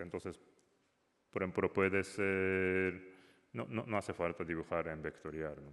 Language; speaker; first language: Spanish; non-native, learner; Japanese